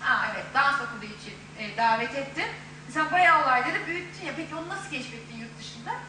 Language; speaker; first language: Turkish; native; Turkish